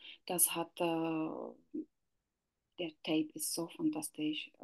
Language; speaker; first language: German; non-native, learner; Czech